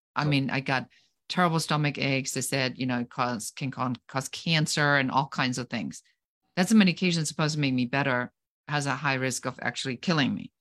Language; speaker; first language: English; non-native, fluent; German